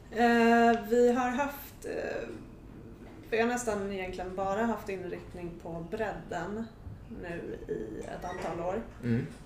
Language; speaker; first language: Swedish; native; Swedish